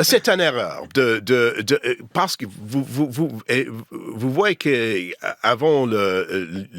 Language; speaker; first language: French; non-native, learner; English